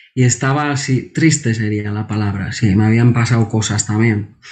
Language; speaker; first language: Spanish; non-native, local second language; Basque